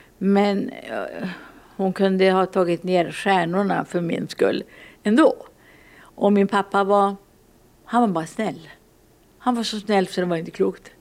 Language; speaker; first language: Swedish; early bilingual, other home language; Finnish